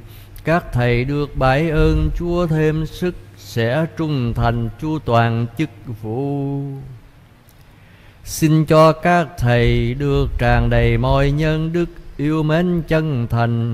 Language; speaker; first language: Vietnamese; native; Vietnamese